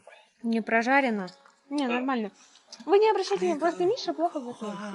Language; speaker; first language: Russian; native; Russian